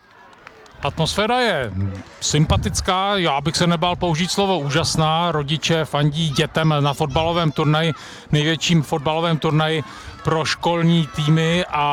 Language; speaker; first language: Czech; native; Czech